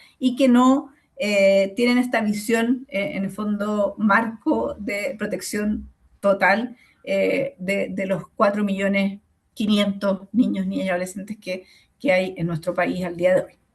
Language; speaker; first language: Spanish; native; Spanish